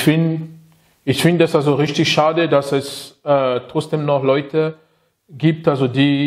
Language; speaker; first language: German; non-native, fluent; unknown